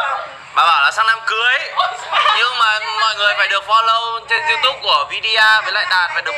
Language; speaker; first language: Vietnamese; native; Vietnamese